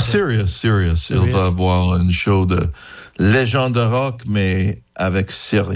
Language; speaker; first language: French; non-native, learner; English